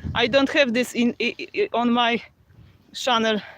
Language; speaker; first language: English; non-native, learner; Polish